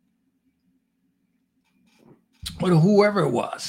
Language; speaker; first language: English; native; English